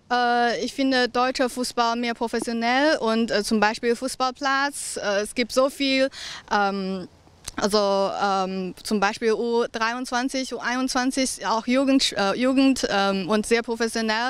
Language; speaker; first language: German; non-native, learner; Chinese